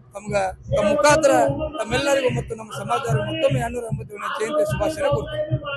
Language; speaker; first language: Kannada; non-native, local second language; Lambadi